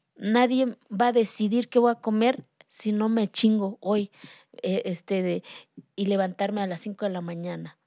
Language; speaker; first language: Spanish; non-native, local second language; Zapotec